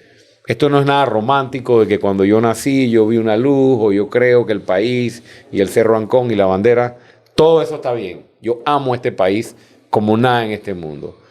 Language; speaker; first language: Spanish; native; Spanish